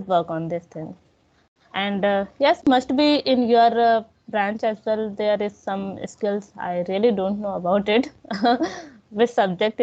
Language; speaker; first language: English; non-native, local second language; Hindi